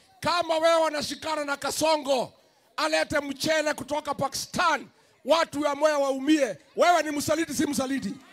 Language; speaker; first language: Swahili; non-native, local second language; Kikuyu